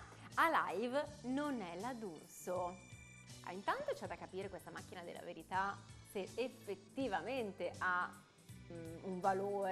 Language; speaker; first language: Italian; native; Italian